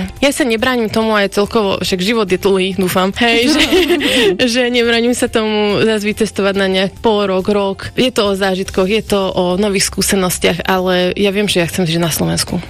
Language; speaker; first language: Slovak; non-native, local second language; Hungarian